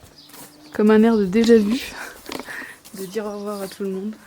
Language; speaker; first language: French; native; French